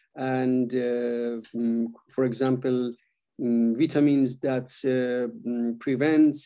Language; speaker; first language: English; non-native, fluent; Persian